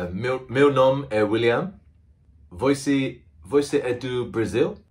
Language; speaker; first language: Portuguese; non-native, learner; English